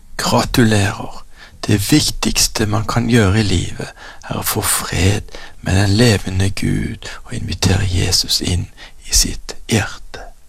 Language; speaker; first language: Norwegian; native; Norwegian